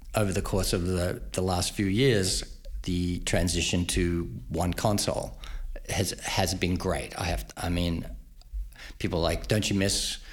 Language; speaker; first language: English; native; English